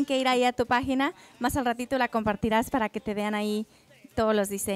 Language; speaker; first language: Spanish; native; Spanish